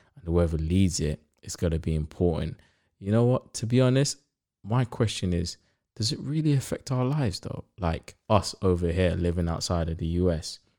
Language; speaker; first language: English; native; English